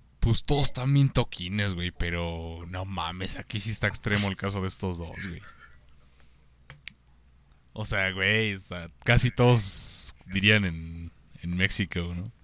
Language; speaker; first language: Spanish; native; Spanish